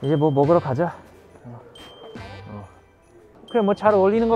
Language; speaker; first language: Korean; early bilingual, heritage; English